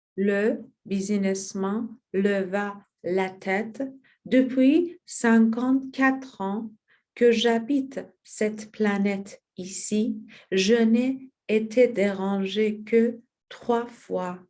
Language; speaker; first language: French; non-native, learner; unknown